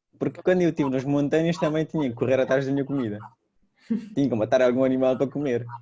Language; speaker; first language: Portuguese; non-native, fluent; Persian